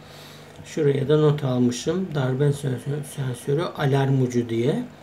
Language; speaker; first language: Turkish; native; Turkish